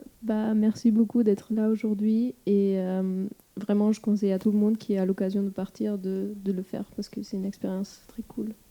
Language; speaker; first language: French; non-native, fluent; German